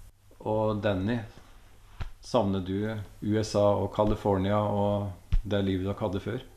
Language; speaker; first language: Norwegian; native; Norwegian